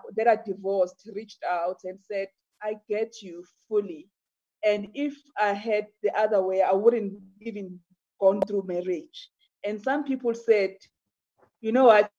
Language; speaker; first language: English; non-native, local second language; Zulu